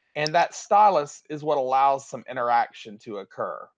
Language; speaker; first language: English; native; English